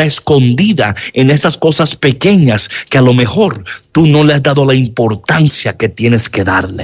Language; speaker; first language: Spanish; native; Spanish